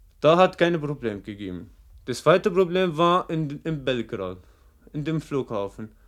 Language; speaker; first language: German; non-native, fluent; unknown